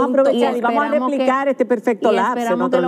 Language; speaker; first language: Spanish; native; Spanish